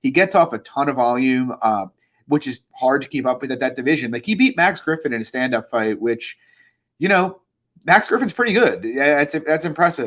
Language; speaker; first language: English; native; English